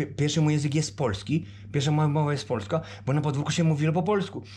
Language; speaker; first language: Polish; early bilingual, heritage; Romanian